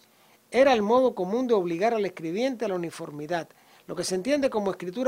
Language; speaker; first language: Spanish; native; Spanish